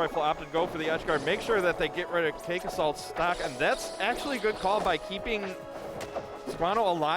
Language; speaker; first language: English; native; English